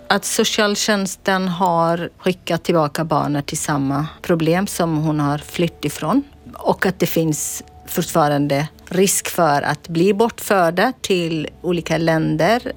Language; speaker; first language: Swedish; non-native, fluent; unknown